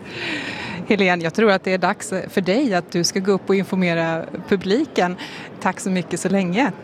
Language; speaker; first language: Swedish; native; Swedish